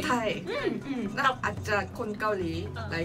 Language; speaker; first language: Thai; non-native, learner; Korean